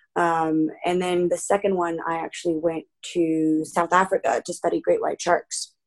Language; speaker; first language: English; early bilingual, other home language; Spanish